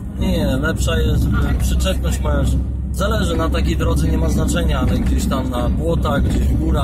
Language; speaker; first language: Polish; native; Polish